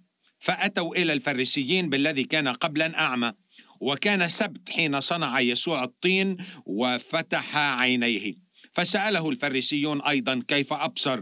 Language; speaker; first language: Arabic; native; Arabic